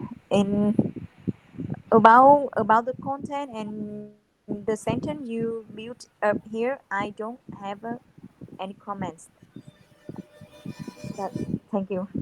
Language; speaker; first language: English; non-native, learner; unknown